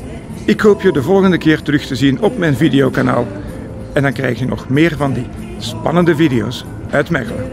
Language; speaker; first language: Dutch; native; Dutch